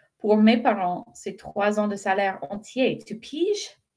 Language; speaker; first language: French; non-native, fluent; English